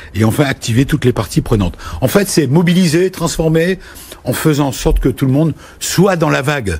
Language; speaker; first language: French; native; French